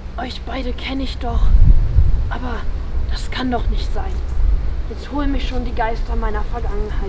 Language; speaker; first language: German; native; German